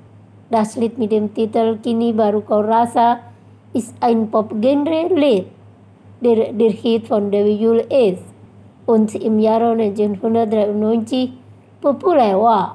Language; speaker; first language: German; non-native, fluent; Indonesian